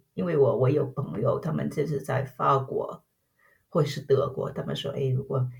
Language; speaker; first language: Chinese; non-native, fluent; Vietnamese